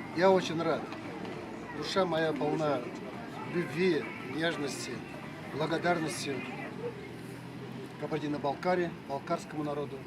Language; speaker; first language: Russian; non-native, local second language; Chuvash